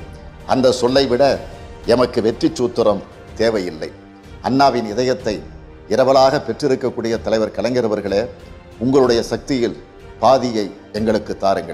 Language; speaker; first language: Tamil; native; Tamil